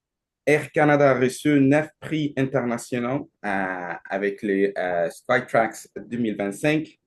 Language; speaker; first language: French; non-native, learner; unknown